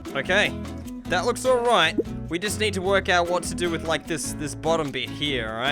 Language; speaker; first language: English; native; English